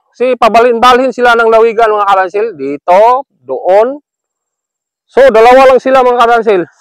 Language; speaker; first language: Filipino; non-native, local second language; Cebuano